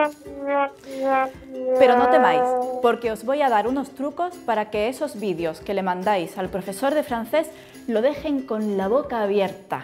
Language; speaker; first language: Spanish; native; Spanish